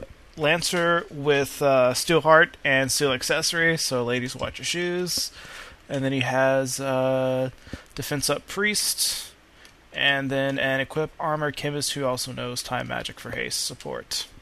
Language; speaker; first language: English; native; English